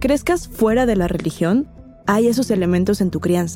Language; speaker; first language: Spanish; native; Spanish